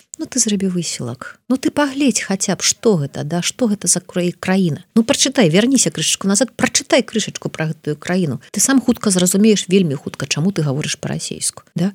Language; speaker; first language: Belarusian; non-native, local second language; Russian